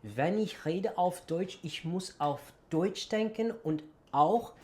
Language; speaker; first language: German; non-native, learner; English